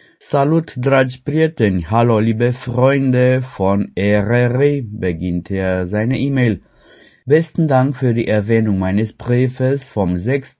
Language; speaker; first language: German; non-native, fluent; Romanian